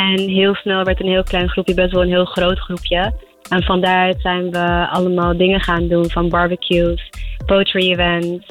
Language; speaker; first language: Dutch; early bilingual, other home language; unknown